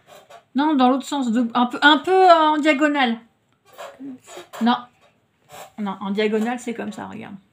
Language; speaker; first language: French; native; French